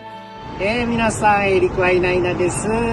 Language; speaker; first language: Japanese; non-native, learner; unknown